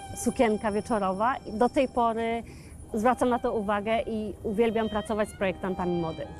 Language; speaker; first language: Polish; native; Polish